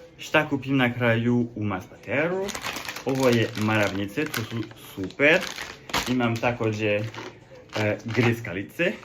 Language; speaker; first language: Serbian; non-native, learner; French